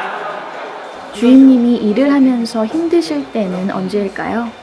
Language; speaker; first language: Korean; native; Korean